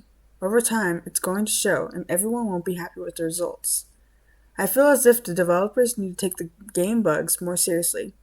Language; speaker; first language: English; native; English